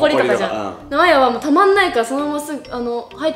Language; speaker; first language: Japanese; native; Japanese